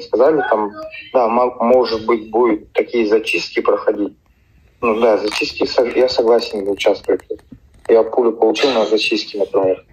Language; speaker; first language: Russian; native; Russian